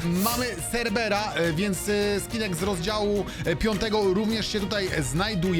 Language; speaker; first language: Polish; native; Polish